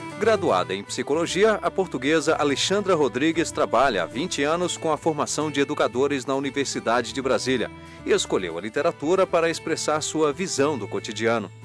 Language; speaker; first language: Portuguese; native; Portuguese